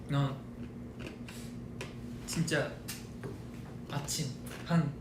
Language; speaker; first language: Korean; non-native, fluent; Japanese